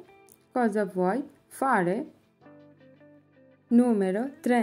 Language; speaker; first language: Italian; non-native, learner; Bangla